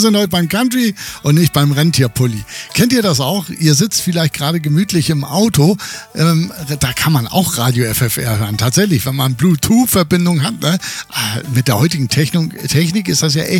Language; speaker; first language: German; native; German